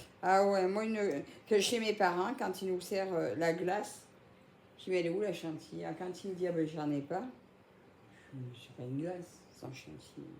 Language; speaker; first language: French; native; French